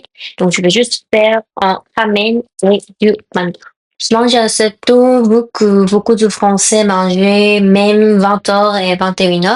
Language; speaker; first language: French; non-native, fluent; Korean